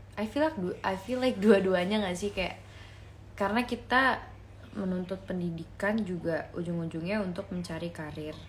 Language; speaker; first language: Indonesian; early bilingual, heritage; Indonesian